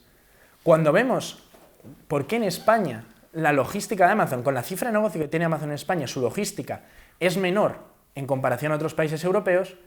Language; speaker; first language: Spanish; native; Spanish